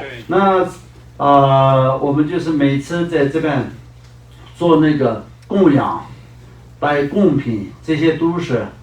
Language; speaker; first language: Chinese; non-native, local second language; Tibetan